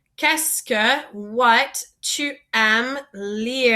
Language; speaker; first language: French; non-native, fluent; English